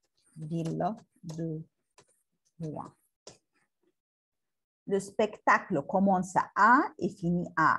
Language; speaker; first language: French; non-native, learner; Arabic